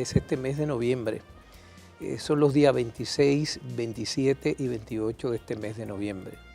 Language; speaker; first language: Spanish; native; Spanish